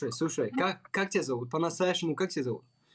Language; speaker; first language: Russian; non-native, learner; Tajik